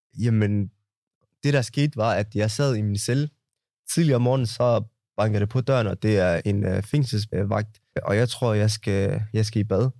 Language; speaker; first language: Danish; early bilingual, other home language; Somali